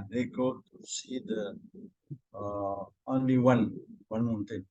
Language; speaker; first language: English; non-native, learner; Indonesian